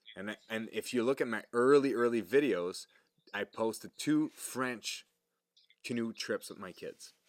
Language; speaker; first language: English; non-native, fluent; French